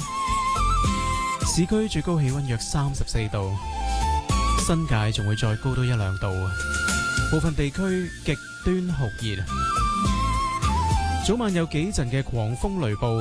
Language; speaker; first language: Chinese; non-native, local second language; Cantonese